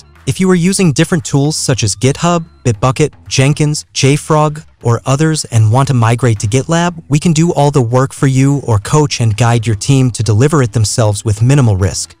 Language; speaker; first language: English; non-native, fluent; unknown